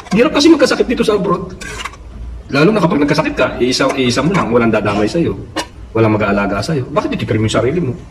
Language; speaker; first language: Filipino; non-native, local second language; Pampanga